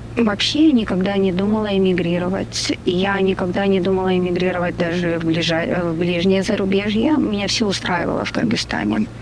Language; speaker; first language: Russian; native; Russian